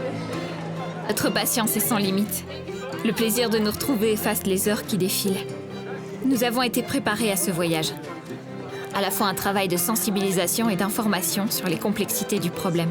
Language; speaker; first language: French; native; French